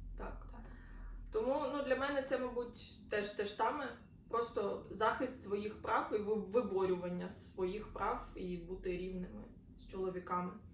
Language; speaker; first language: Ukrainian; non-native, local second language; Russian